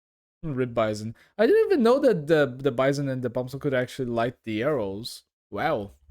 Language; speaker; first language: English; non-native, fluent; Portuguese